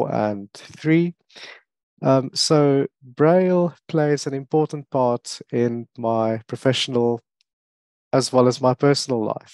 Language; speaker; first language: English; non-native, local second language; French